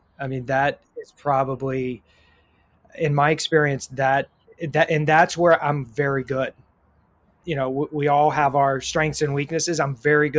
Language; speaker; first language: English; native; English